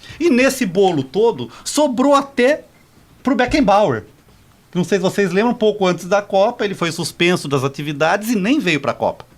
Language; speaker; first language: Portuguese; native; Portuguese